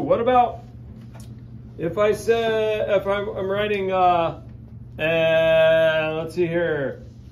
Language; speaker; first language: English; native; English